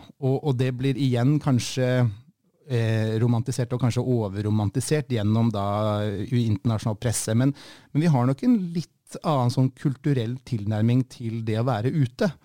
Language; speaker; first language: Norwegian; native; Norwegian